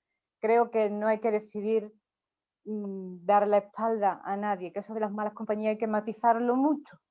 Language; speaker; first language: Spanish; native; Spanish